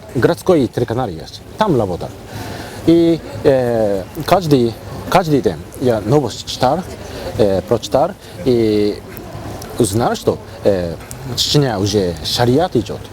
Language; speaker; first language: Russian; non-native, learner; Japanese